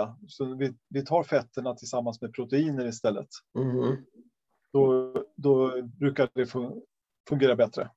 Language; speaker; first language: Swedish; native; Swedish